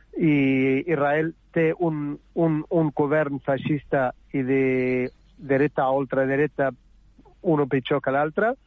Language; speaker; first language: Catalan; non-native, learner; Arabic